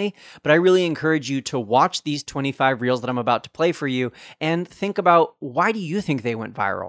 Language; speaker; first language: English; native; English